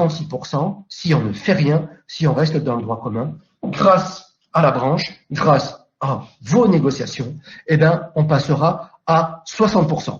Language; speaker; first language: French; native; French